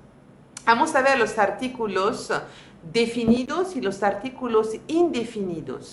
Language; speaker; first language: Spanish; non-native, fluent; French